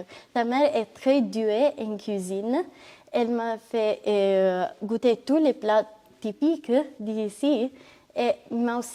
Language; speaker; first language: French; non-native, learner; Italian